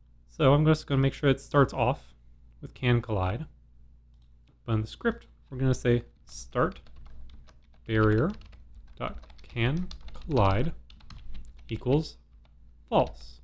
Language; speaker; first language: English; native; English